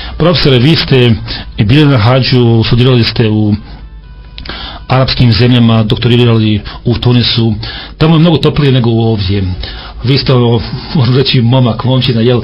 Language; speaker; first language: Serbian; native; Serbian